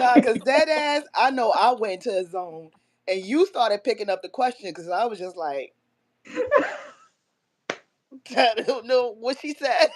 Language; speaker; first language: English; native; English